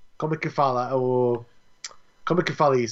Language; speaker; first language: Portuguese; non-native, learner; English